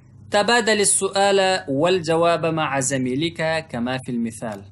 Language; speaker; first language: Arabic; non-native, fluent; Pashto